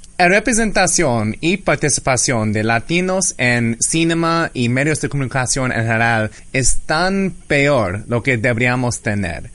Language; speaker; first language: Spanish; early bilingual, heritage; English